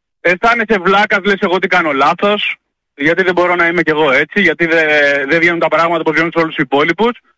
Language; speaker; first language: Greek; native; Greek